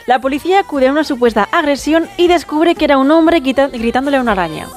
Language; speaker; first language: Spanish; native; Spanish